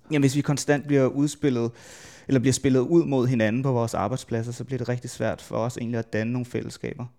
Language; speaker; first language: Danish; native; Danish